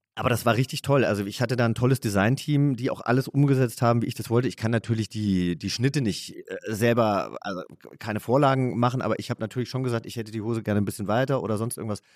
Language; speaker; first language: German; native; German